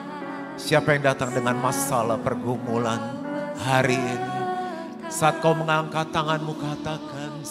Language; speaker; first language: Indonesian; native; Indonesian